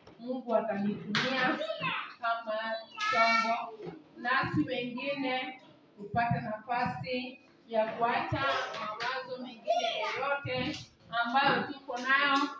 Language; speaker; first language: Swahili; non-native, local second language; Kikuyu